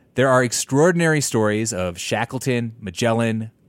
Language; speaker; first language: English; native; English